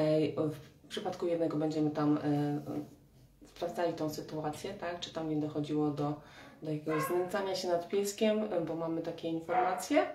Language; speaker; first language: Polish; native; Polish